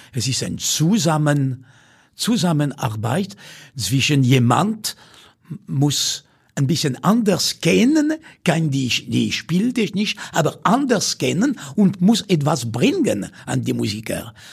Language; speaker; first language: German; non-native, fluent; French